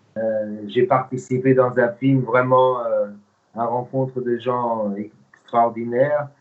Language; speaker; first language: French; non-native, fluent; English